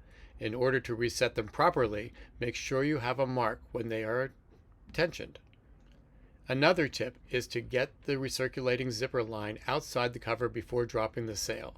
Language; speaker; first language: English; native; English